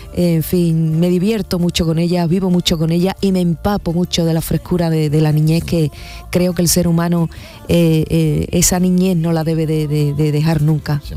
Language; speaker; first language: Spanish; native; Spanish